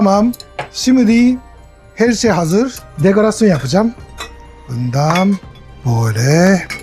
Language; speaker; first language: Turkish; non-native, learner; Japanese